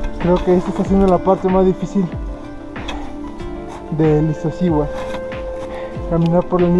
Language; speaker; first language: Spanish; native; Spanish